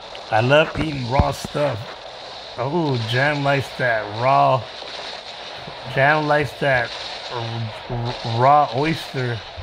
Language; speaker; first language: English; early bilingual, other home language; Spanish